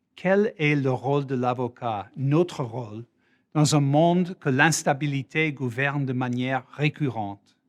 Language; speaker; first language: French; non-native, fluent; English